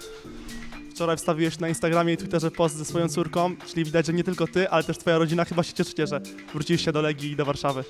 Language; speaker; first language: Polish; native; Polish